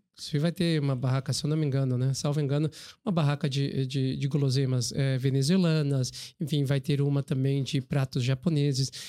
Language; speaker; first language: Portuguese; early bilingual, other home language; Korean